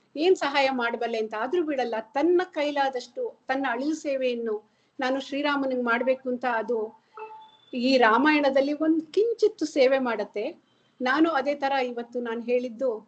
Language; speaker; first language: Kannada; native; Kannada